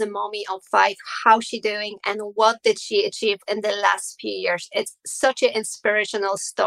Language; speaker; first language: English; non-native, learner; Polish